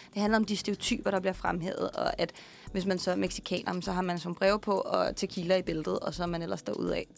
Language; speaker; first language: Danish; native; Danish